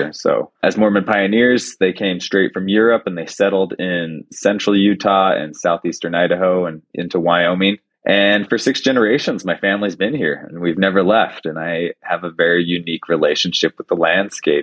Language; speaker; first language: English; native; English